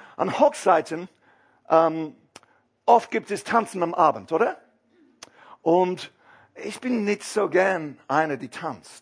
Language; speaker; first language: German; non-native, fluent; English